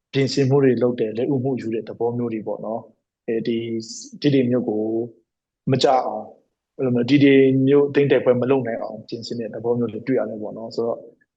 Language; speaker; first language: Burmese; non-native, local second language; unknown